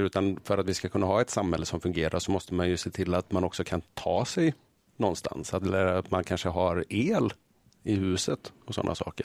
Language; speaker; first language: Swedish; native; Swedish